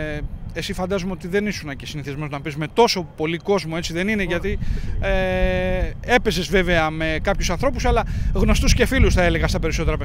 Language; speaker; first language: Greek; native; Greek